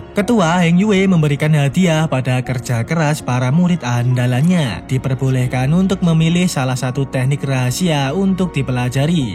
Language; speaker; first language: Indonesian; native; Indonesian